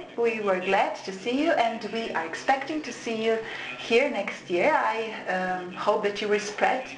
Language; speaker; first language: English; non-native, fluent; Slovenian